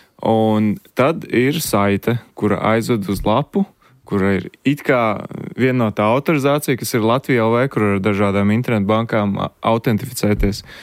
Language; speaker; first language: Latvian; native; Latvian